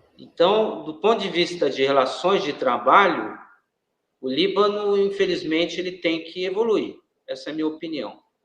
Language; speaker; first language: Portuguese; native; Portuguese